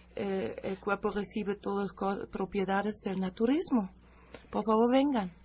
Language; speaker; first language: Spanish; non-native, fluent; German